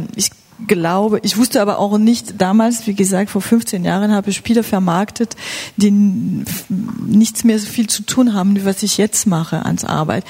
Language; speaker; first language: German; non-native, fluent; French